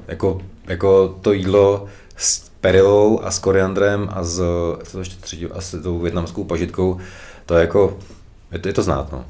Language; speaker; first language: Czech; native; Czech